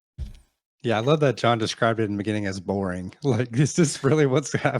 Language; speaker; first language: English; native; English